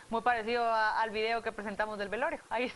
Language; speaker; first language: Spanish; native; Spanish